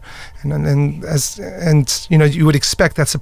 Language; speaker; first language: English; native; English